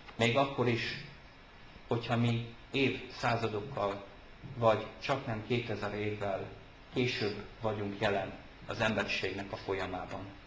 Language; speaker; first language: Hungarian; native; Hungarian